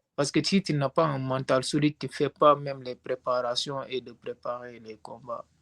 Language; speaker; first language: French; non-native, local second language; Wolof